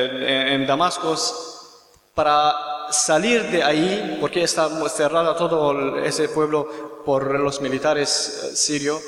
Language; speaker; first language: Spanish; non-native, learner; Kurdish